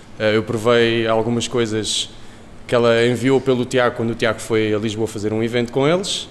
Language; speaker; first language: Portuguese; native; Portuguese